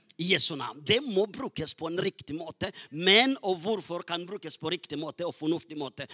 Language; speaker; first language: Norwegian; non-native, fluent; Rundi